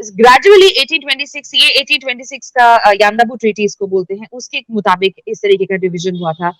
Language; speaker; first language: Hindi; non-native, local second language; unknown